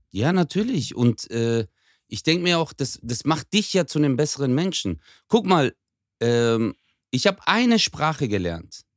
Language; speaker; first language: German; early bilingual, other home language; Turkish